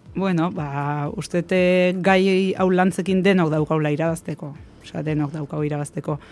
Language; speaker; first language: Basque; native; Basque